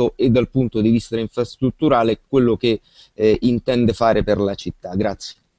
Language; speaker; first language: Italian; native; Italian